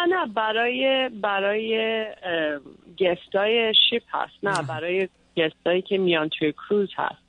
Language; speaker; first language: Persian; early bilingual, heritage; Persian